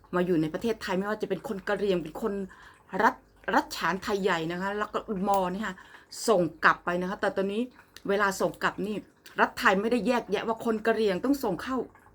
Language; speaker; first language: Thai; native; Thai